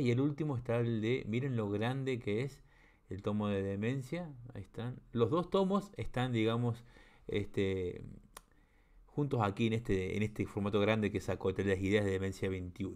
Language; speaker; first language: Spanish; native; Spanish